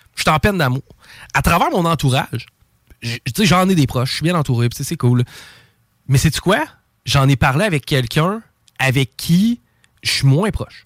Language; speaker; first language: French; native; French